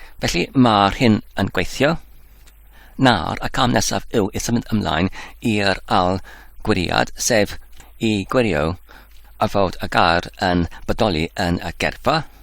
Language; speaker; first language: Welsh; non-native, learner; Dutch